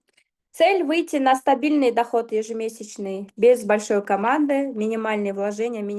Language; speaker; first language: Russian; non-native, local second language; Kyrgyz